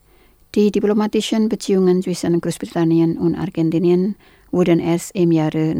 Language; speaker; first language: German; non-native, fluent; Indonesian